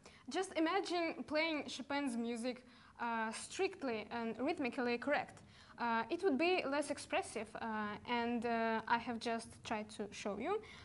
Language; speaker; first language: English; non-native, fluent; Russian